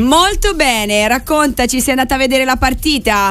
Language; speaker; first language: Italian; native; Italian